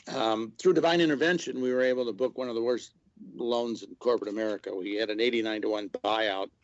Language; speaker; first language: English; native; English